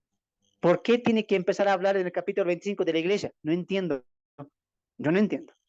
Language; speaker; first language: Spanish; native; Spanish